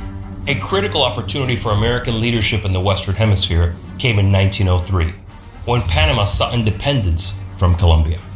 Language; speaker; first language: English; native; English